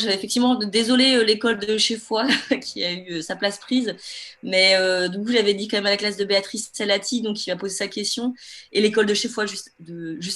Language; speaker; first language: French; native; French